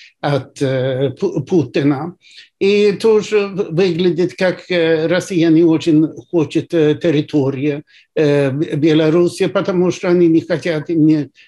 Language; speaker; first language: Russian; non-native, fluent; Swedish